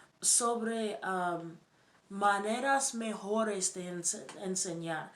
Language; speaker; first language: Spanish; non-native, learner; English